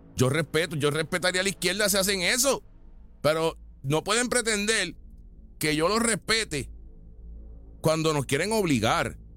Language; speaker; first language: Spanish; native; Spanish